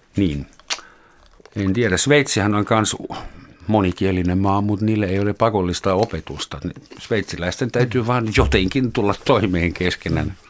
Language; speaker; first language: Finnish; native; Finnish